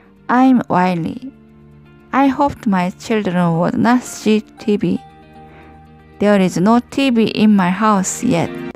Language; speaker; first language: English; non-native, learner; Korean